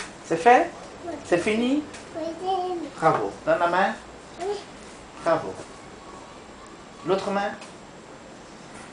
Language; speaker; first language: French; native; French